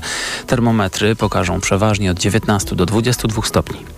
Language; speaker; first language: Polish; native; Polish